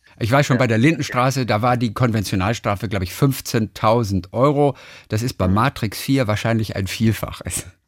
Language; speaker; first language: German; native; German